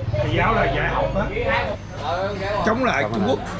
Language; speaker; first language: Vietnamese; native; Vietnamese